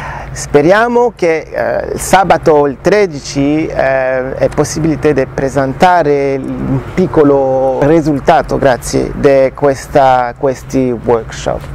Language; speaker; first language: Italian; non-native, learner; French